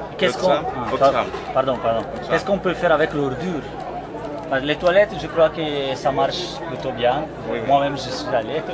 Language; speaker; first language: French; non-native, learner; Italian